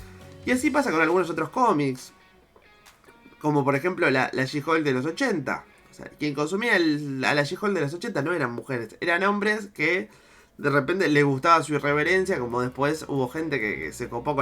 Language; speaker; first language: Spanish; native; Spanish